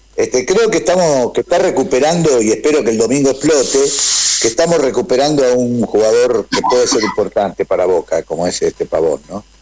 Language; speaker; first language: Spanish; native; Spanish